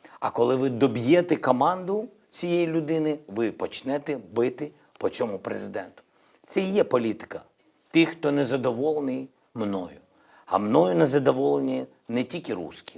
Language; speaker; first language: Ukrainian; non-native, local second language; Russian